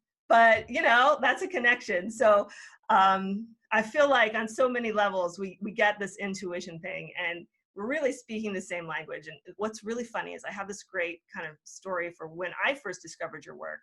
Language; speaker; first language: English; native; English